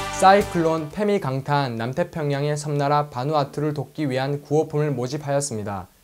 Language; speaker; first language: Korean; native; Korean